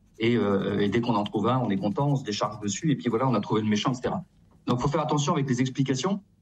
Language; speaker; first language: French; native; French